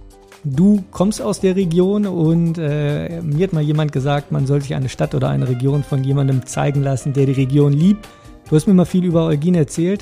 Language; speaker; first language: German; native; German